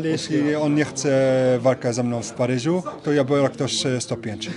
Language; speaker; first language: Polish; non-native, fluent; French